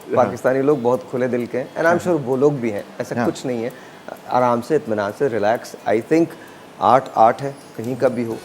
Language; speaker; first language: Urdu; native; Urdu